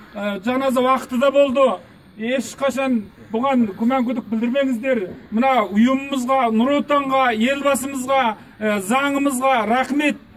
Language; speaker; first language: Kazakh; early bilingual, heritage; Kazakh